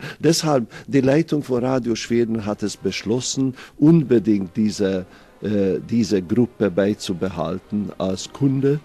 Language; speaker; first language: German; non-native, fluent; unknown